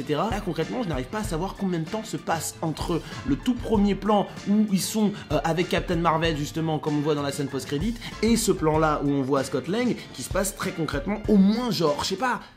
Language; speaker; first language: French; native; French